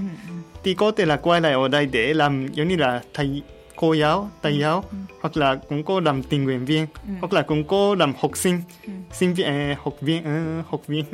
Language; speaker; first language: Vietnamese; non-native, learner; Japanese